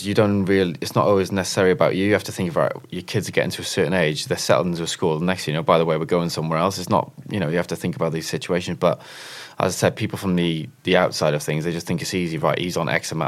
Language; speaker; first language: English; native; English